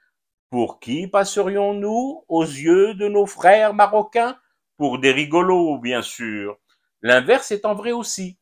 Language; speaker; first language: French; non-native, local second language; Arabic